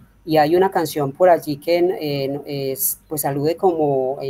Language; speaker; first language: Spanish; native; Spanish